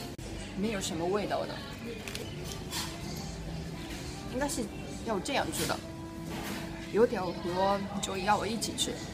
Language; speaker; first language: Chinese; non-native, fluent; Japanese